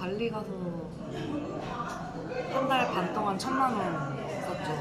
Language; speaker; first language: Korean; native; Korean